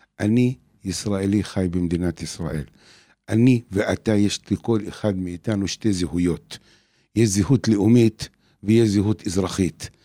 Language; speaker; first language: Hebrew; non-native, local second language; Arabic